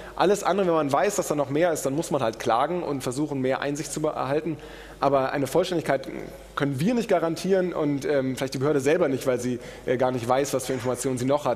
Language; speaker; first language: German; native; German